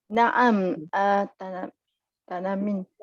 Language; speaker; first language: Arabic; non-native, learner; Malay